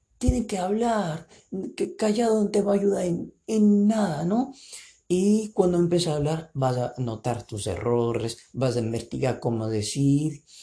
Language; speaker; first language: Spanish; non-native, fluent; Portuguese